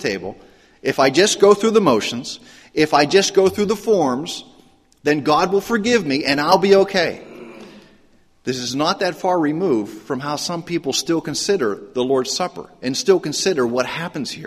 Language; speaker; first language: English; native; English